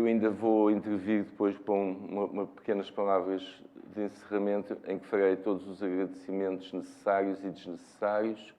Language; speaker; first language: Portuguese; native; Portuguese